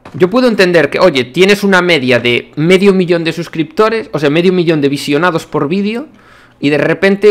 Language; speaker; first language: Spanish; native; Spanish